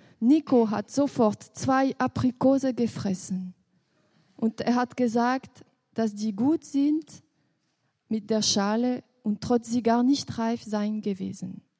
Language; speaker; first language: German; non-native, local second language; French